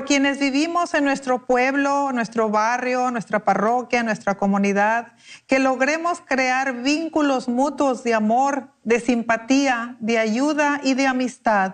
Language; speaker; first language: Spanish; native; Spanish